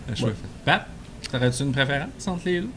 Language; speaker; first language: French; native; French